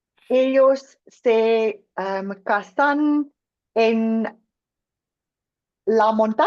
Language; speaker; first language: Spanish; non-native, learner; English